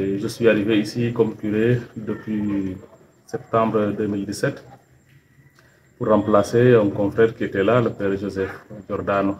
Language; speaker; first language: French; non-native, local second language; Serer